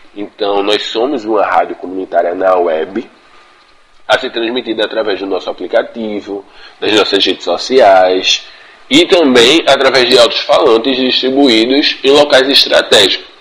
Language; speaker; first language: Portuguese; native; Portuguese